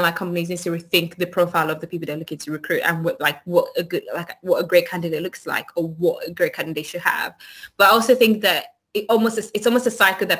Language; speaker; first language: English; non-native, local second language; Yoruba